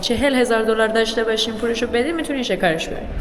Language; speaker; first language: Persian; native; Persian